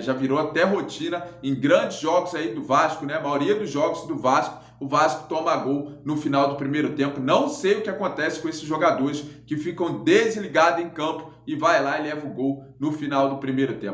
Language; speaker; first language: Portuguese; native; Portuguese